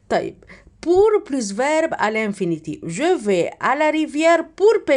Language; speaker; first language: French; non-native, fluent; Arabic